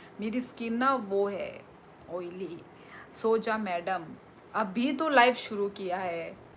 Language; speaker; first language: Hindi; non-native, local second language; Kok Borok